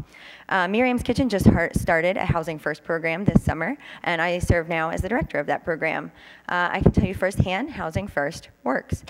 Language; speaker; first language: English; native; English